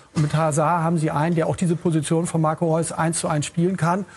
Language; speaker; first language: German; native; German